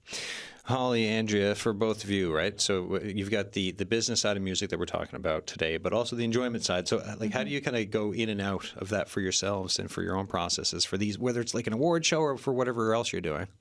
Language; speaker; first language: English; native; English